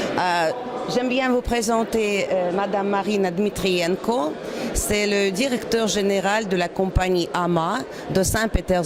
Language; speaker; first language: French; non-native, fluent; Russian